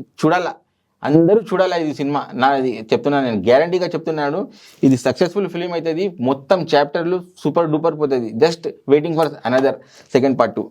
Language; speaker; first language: Telugu; non-native, local second language; Urdu